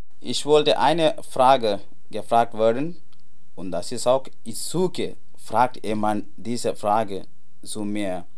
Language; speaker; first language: German; non-native, learner; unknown